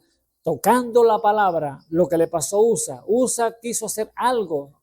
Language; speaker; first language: Spanish; native; Spanish